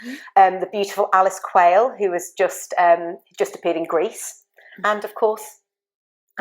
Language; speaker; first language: English; native; English